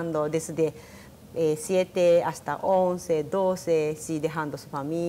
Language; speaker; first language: Spanish; non-native, learner; Japanese